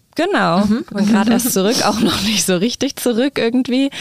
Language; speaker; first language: German; native; German